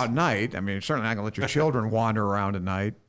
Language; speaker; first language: English; native; English